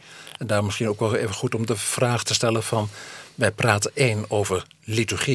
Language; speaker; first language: Dutch; native; Dutch